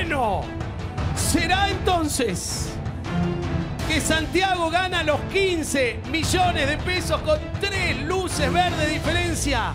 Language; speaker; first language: Spanish; native; Spanish